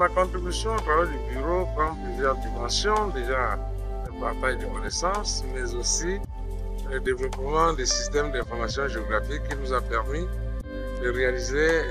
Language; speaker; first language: French; non-native, fluent; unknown